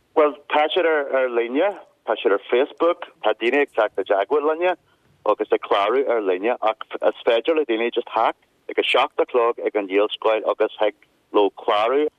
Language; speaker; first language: Irish; non-native, local second language; English